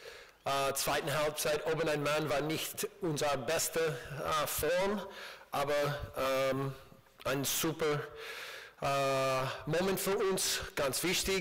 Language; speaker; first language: German; non-native, learner; English